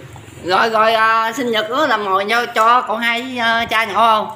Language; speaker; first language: Vietnamese; native; Vietnamese